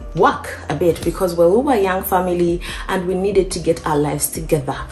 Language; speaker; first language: English; non-native, local second language; Ganda